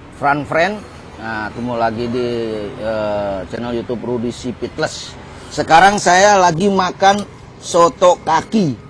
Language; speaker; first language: Indonesian; native; Indonesian